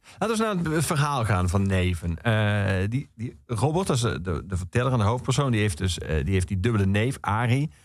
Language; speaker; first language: Dutch; native; Dutch